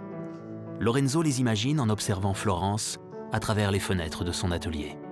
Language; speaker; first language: French; native; French